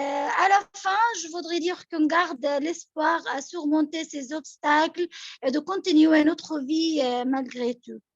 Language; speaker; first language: French; non-native, local second language; Arabic